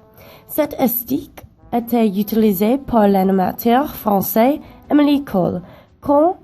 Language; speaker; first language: French; non-native, learner; English